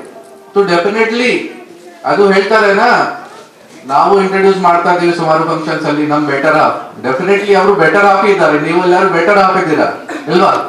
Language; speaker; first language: Kannada; non-native, local second language; Hindi